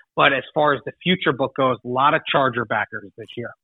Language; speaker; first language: English; native; English